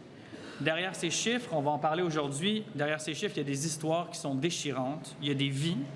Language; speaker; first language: French; native; French